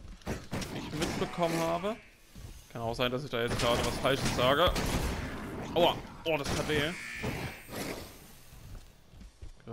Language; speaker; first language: German; native; German